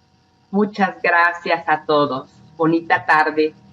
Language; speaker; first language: Spanish; native; Spanish